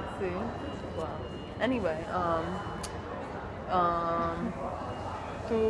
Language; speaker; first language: Spanish; non-native, learner; English